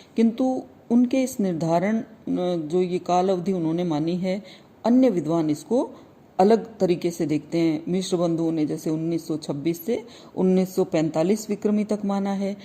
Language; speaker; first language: Hindi; native; Hindi